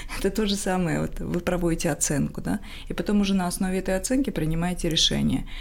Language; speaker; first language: Russian; non-native, local second language; Tajik